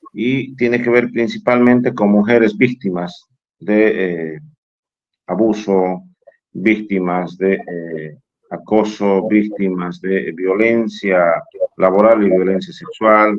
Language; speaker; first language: Spanish; native; Spanish